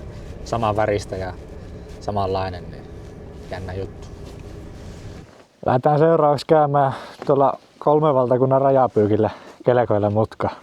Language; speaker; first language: Finnish; native; Finnish